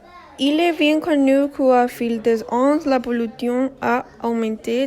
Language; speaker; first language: French; non-native, learner; Spanish